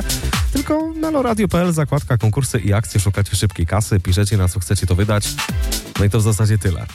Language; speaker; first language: Polish; native; Polish